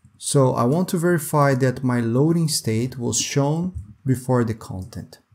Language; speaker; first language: English; non-native, fluent; Portuguese